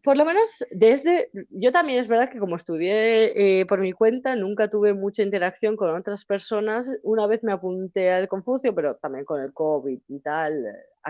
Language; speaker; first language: Spanish; native; Spanish